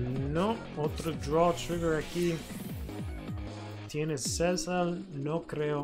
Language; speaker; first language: Spanish; non-native, learner; English